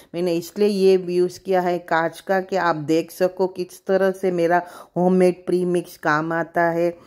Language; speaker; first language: Hindi; native; Hindi